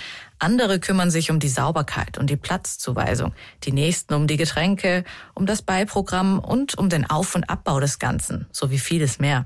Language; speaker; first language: German; native; German